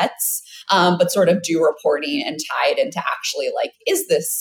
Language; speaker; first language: English; native; English